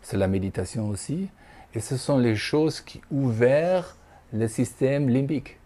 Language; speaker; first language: French; non-native, fluent; German